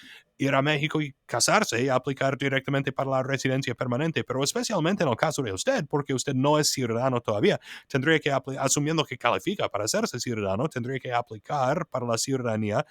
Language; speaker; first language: Spanish; non-native, fluent; English